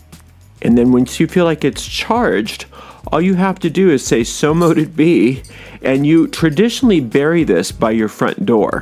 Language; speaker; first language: English; native; English